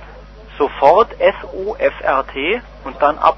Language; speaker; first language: German; native; German